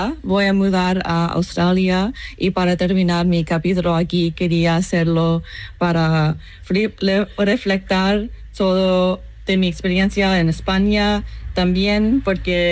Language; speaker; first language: Spanish; non-native, learner; English